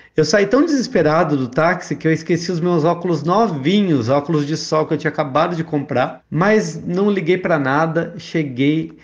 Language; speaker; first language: Portuguese; native; Portuguese